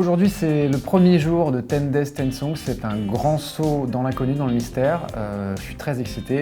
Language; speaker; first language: French; native; French